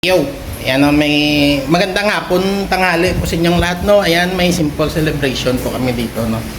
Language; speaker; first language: Filipino; non-native, local second language; Hiligaynon